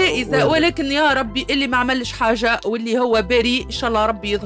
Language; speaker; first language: Arabic; native; Arabic